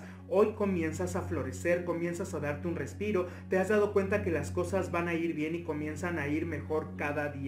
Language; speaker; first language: Spanish; native; Spanish